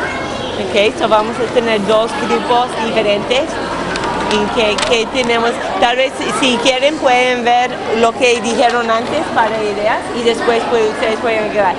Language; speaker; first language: Spanish; non-native, fluent; English